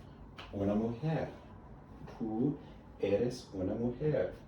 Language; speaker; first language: Spanish; non-native, learner; English